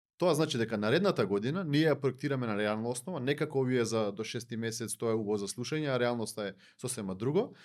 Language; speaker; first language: Macedonian; native; Macedonian